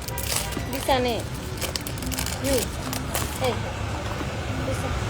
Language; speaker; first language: English; non-native, learner; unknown